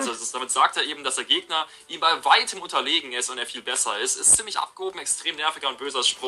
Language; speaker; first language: German; native; German